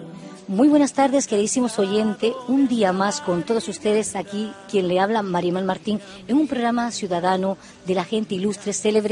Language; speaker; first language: Spanish; native; Spanish